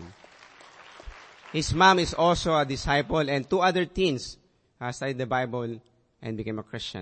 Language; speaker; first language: English; non-native, local second language; Aklanon